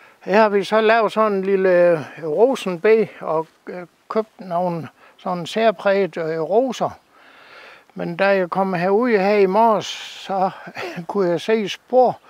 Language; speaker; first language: Danish; native; Danish